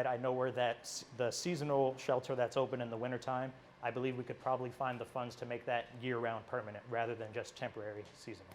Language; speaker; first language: English; native; English